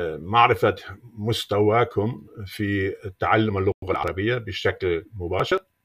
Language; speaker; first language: Arabic; non-native, fluent; German